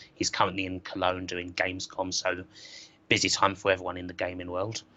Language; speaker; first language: English; native; English